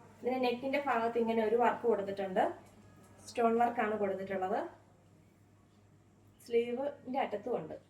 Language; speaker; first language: Malayalam; native; Malayalam